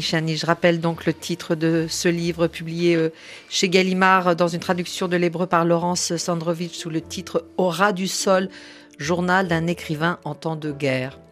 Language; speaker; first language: French; native; French